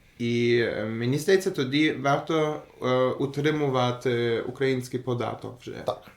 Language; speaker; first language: Ukrainian; non-native, fluent; German